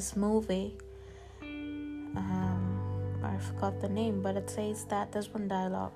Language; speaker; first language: English; non-native, local second language; Gujarati